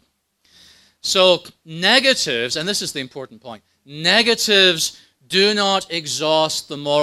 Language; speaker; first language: English; native; English